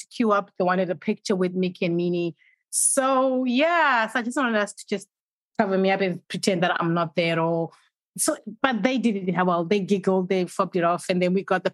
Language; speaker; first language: English; non-native, local second language; Shona